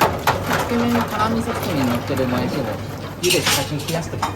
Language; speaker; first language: Japanese; native; Japanese